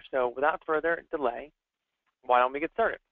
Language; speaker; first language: English; native; English